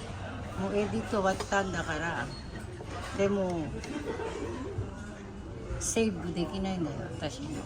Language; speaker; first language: Japanese; non-native, learner; Filipino